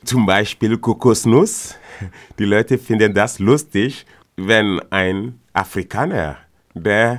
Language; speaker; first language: German; non-native, learner; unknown